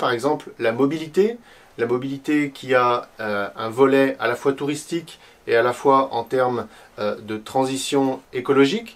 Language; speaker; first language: French; native; French